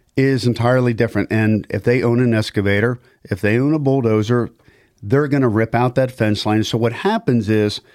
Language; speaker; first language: English; native; English